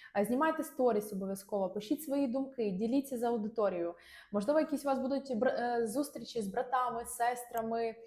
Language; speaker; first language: Ukrainian; non-native, local second language; Russian